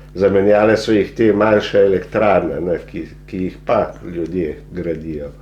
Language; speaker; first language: Slovenian; native; Slovenian